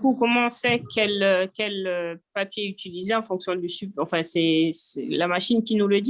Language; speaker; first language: French; native; French